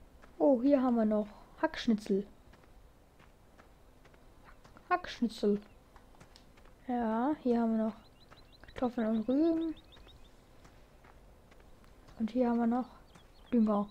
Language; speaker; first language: German; native; German